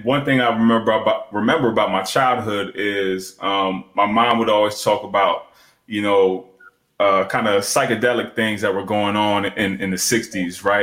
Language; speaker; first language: English; native; English